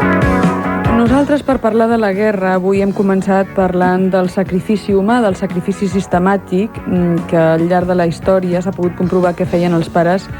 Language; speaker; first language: Catalan; native; Catalan